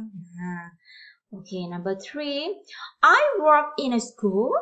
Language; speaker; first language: English; non-native, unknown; Indonesian